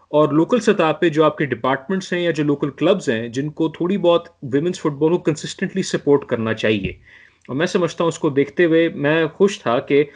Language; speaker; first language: Urdu; native; Urdu